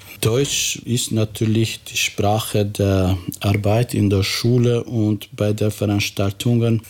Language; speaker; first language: German; non-native, fluent; Albanian